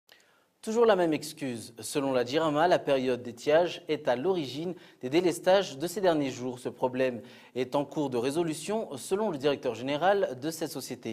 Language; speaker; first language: French; non-native, local second language; Malagasy